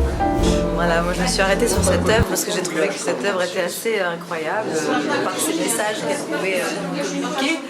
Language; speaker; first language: French; native; French